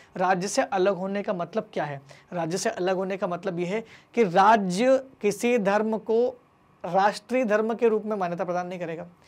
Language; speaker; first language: Hindi; native; Hindi